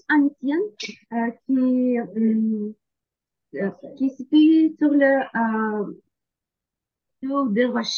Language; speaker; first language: French; non-native, learner; Ukrainian